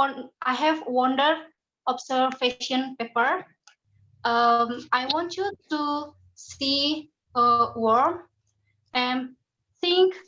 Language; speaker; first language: English; non-native, learner; Indonesian